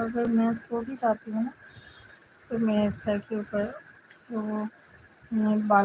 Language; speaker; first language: Hindi; non-native, local second language; Bangla